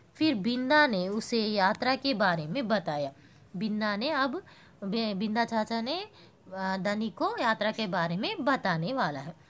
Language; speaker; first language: Hindi; non-native, local second language; Telugu